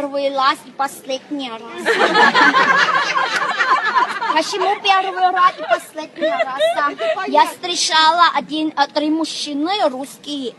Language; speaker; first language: Russian; non-native, learner; Thai